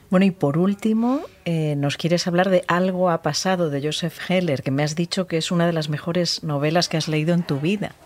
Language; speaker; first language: Spanish; native; Spanish